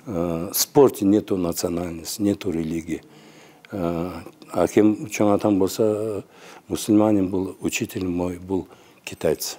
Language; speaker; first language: Russian; non-native, local second language; Kyrgyz